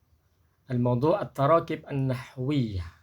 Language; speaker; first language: Arabic; non-native, fluent; Indonesian